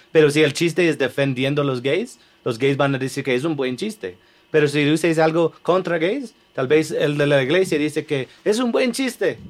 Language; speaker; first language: Spanish; non-native, fluent; English